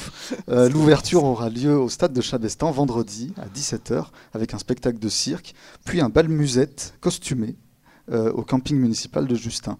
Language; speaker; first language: French; native; French